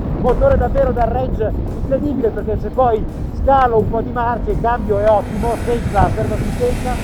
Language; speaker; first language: Italian; native; Italian